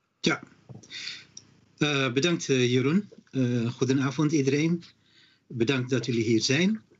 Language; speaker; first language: Dutch; non-native, fluent; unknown